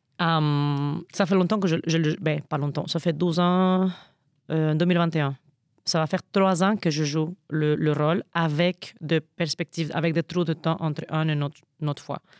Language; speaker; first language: French; non-native, fluent; Spanish